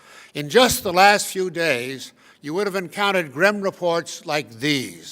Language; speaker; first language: English; native; English